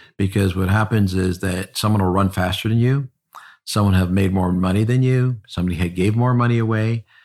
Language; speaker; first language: English; native; English